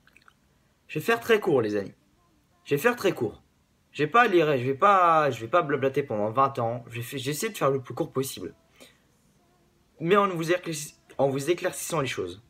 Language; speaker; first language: French; native; French